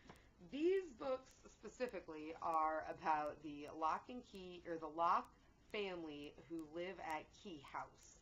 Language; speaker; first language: English; native; English